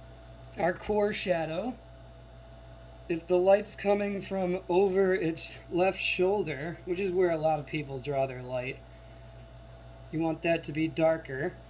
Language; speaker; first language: English; native; English